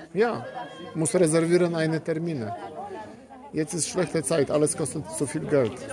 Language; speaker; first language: German; non-native, learner; Polish